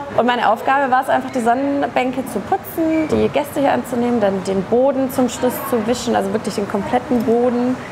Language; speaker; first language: German; early bilingual, other home language; Polish